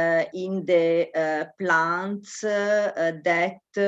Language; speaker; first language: English; non-native, learner; Italian